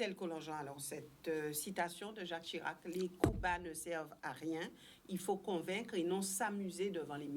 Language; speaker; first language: French; native; French